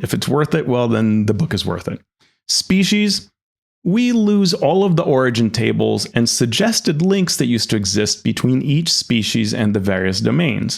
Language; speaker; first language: English; native; English